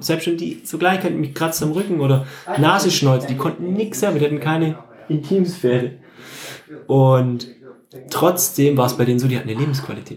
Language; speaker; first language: German; native; German